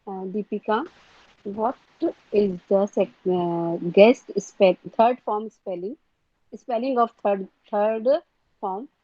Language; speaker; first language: English; non-native, learner; Hindi